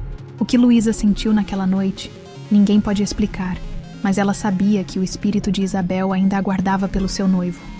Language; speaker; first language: Portuguese; native; Portuguese